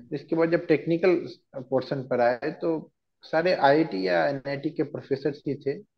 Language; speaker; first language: Hindi; native; Hindi